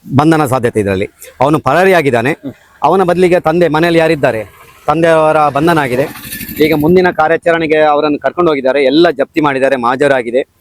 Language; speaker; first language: Kannada; native; Kannada